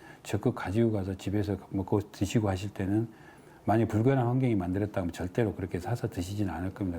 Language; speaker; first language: Korean; native; Korean